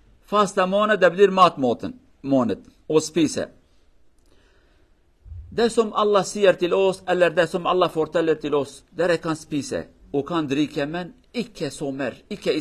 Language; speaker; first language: Norwegian; non-native, learner; Kurdish